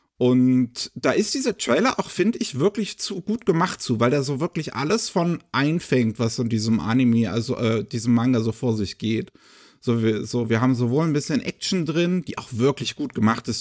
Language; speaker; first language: German; native; German